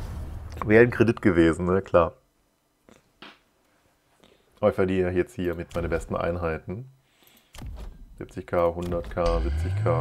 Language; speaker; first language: German; native; German